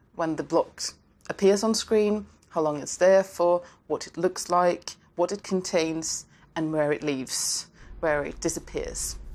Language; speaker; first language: English; non-native, fluent; Norwegian